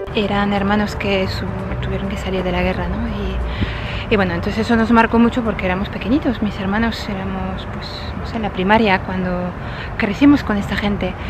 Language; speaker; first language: Spanish; non-native, fluent; French